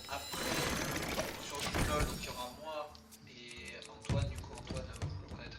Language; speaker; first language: French; native; French